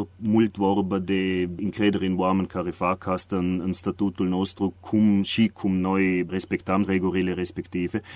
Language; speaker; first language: Romanian; non-native, fluent; German